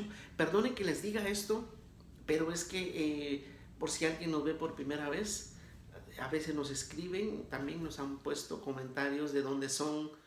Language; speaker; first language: Spanish; native; Spanish